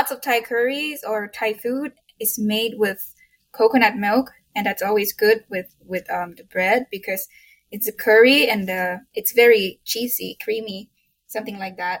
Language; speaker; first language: English; non-native, fluent; Thai